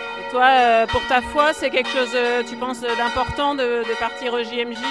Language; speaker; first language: French; native; French